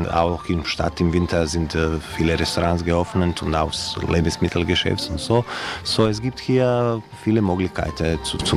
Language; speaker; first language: German; non-native, learner; Croatian